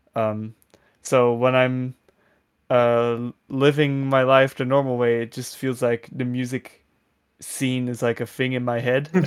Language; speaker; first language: English; non-native, fluent; Dutch